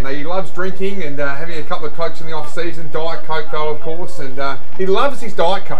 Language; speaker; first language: English; native; English